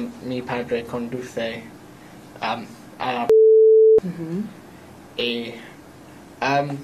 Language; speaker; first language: Spanish; non-native, learner; English